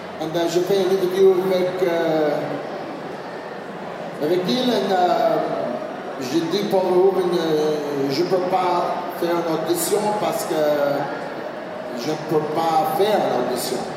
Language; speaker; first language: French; non-native, learner; English